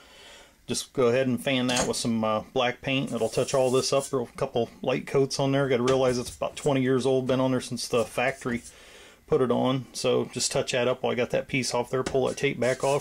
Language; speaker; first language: English; native; English